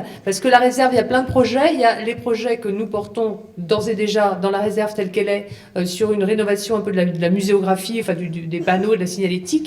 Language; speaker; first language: French; native; French